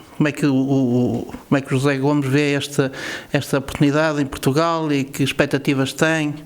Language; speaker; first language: Portuguese; native; Portuguese